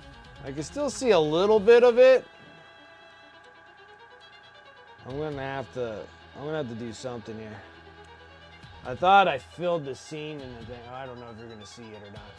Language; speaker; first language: English; native; English